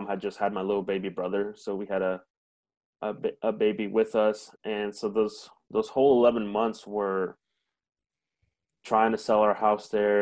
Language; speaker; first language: English; early bilingual, other home language; Spanish